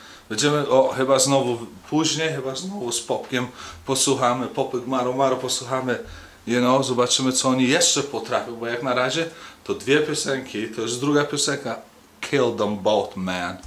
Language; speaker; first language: Polish; early bilingual, heritage; Polish